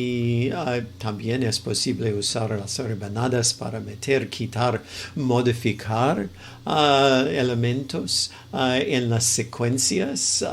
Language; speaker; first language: Spanish; non-native, fluent; English